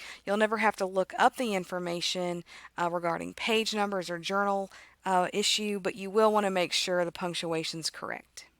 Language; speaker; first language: English; native; English